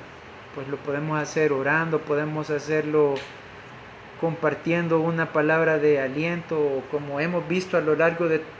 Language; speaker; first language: Spanish; native; Spanish